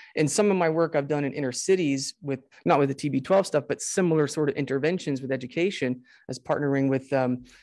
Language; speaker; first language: English; native; English